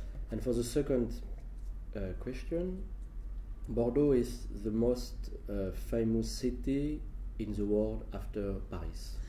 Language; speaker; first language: English; non-native, learner; French